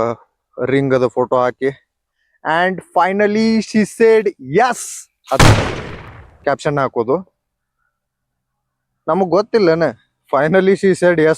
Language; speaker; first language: Kannada; native; Kannada